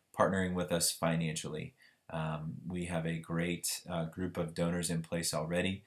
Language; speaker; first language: English; native; English